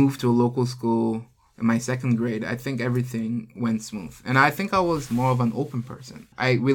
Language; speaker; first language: English; non-native, local second language; Korean